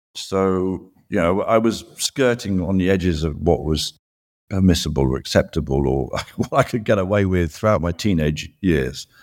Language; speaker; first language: English; native; English